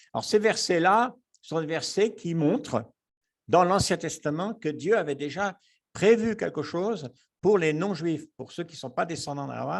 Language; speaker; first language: French; native; French